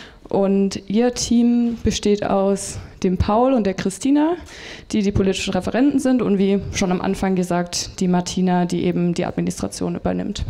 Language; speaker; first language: German; native; German